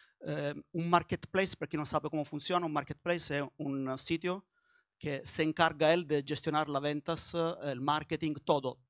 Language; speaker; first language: Spanish; non-native, learner; Italian